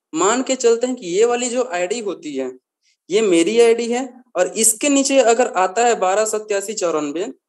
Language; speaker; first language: Hindi; native; Hindi